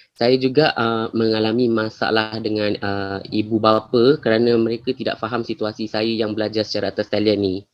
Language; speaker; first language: Malay; native; Malay